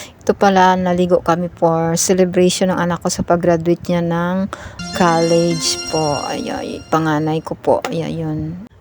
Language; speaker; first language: Filipino; non-native, local second language; Cebuano